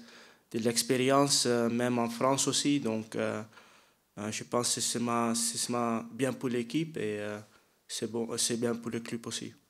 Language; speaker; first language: French; non-native, fluent; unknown